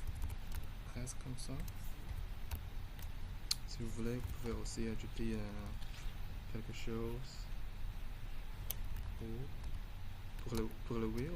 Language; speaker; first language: French; non-native, learner; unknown